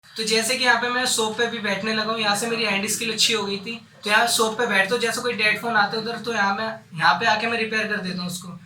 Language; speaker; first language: Hindi; native; Hindi